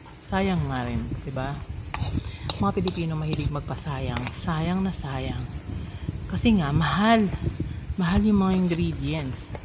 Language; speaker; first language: Filipino; non-native, local second language; Pampanga